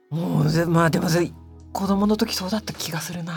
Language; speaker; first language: Japanese; native; Japanese